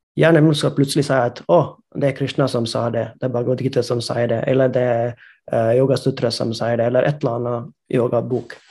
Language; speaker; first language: Norwegian; non-native, fluent; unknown